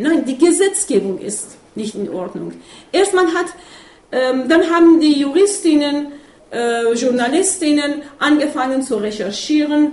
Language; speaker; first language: German; non-native, fluent; Persian